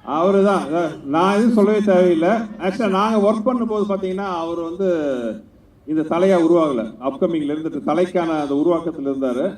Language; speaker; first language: Tamil; native; Tamil